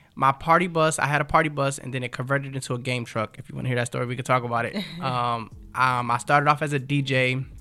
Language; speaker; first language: English; native; English